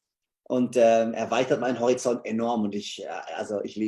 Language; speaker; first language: German; native; German